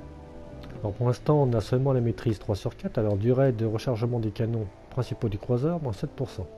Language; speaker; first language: French; native; French